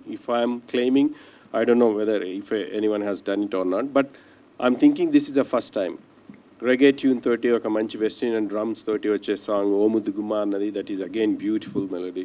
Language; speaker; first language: Telugu; native; Telugu